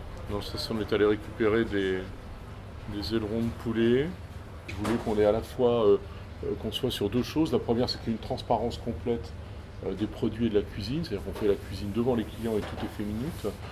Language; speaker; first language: French; native; French